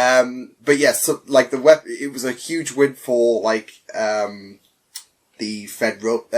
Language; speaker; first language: English; native; English